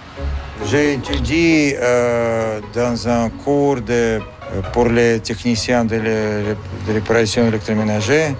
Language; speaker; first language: French; non-native, fluent; Russian